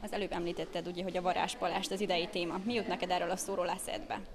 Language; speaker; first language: Hungarian; native; Hungarian